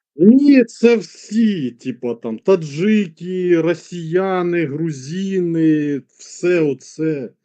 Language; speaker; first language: Ukrainian; non-native, local second language; Russian